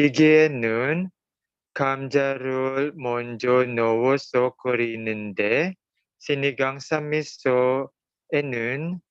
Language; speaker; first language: Korean; non-native, learner; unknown